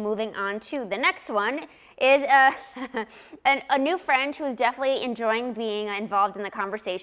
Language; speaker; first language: English; native; English